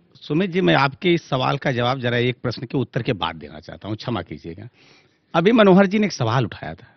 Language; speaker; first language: Hindi; native; Hindi